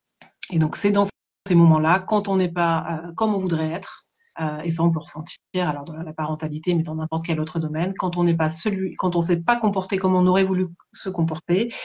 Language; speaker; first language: French; native; French